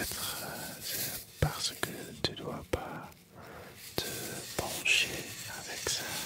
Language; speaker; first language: French; non-native, local second language; Dutch